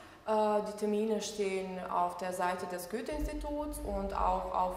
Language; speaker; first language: German; non-native, fluent; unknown